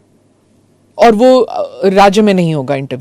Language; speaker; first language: Hindi; native; Hindi